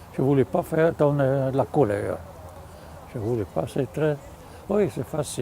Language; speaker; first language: French; non-native, fluent; German